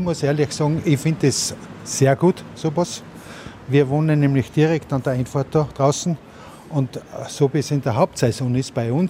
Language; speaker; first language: German; native; German